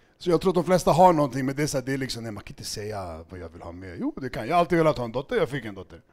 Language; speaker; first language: Swedish; early bilingual, other home language; Serbian